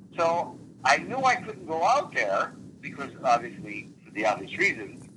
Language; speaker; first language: English; early bilingual, other home language; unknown